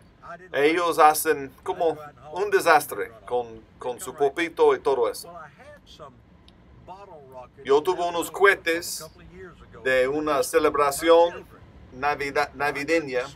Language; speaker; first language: Spanish; non-native, learner; English